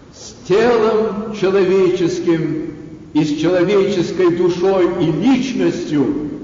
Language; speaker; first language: Russian; native; Russian